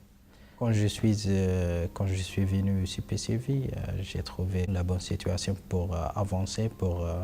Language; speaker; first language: French; non-native, fluent; Arabic